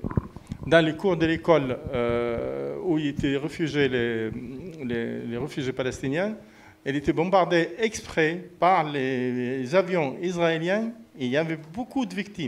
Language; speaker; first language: French; non-native, fluent; Arabic